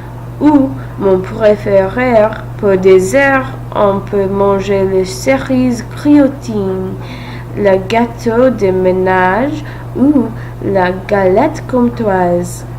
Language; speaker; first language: French; non-native, learner; English